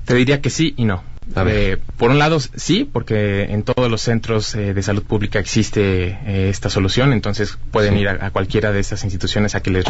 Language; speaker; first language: Spanish; native; Spanish